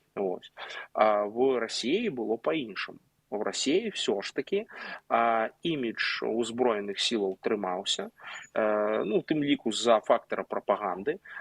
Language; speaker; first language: Belarusian; non-native, local second language; Russian